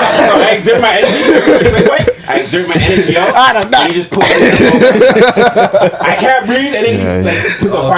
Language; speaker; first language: English; native; English